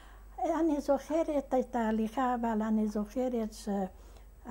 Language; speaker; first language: Hebrew; non-native, fluent; Hungarian